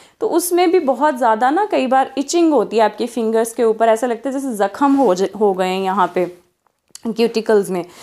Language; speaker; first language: Hindi; non-native, local second language; Punjabi